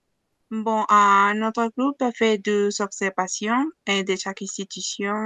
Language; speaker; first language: French; non-native, learner; Spanish